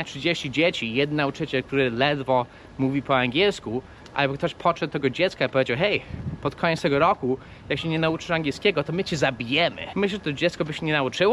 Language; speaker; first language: Polish; early bilingual, heritage; Polish